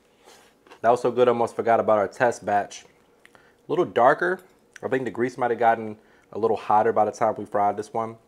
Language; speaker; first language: English; native; English